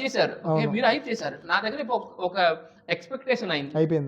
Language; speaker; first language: Telugu; non-native, learner; Tamil